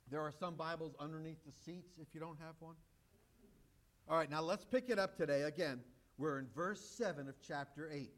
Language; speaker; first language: English; native; English